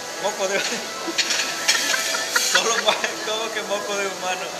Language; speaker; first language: Spanish; native; Spanish